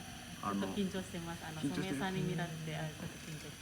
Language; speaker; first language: Japanese; non-native, fluent; Indonesian